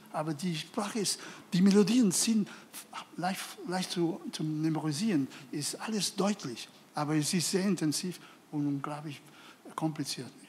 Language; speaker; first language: German; non-native, fluent; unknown